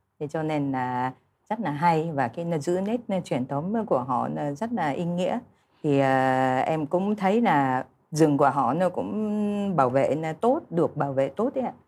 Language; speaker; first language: Vietnamese; non-native, fluent; Japanese